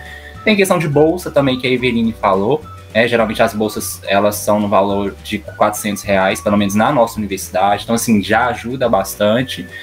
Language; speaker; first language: Portuguese; native; Portuguese